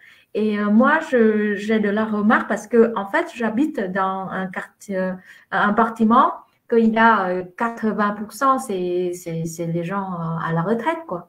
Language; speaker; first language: French; non-native, fluent; Vietnamese